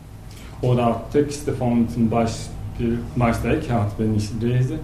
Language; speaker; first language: German; non-native, learner; Japanese